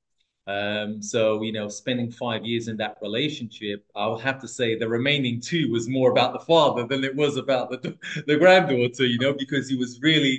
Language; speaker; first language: English; early bilingual, other home language; Portuguese